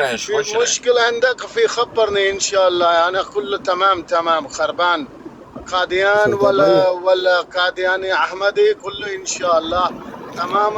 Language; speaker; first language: Arabic; non-native, learner; Urdu